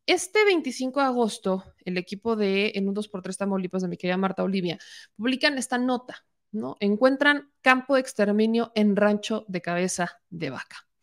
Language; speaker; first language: Spanish; native; Spanish